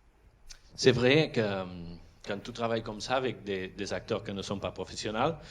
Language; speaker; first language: French; non-native, fluent; Catalan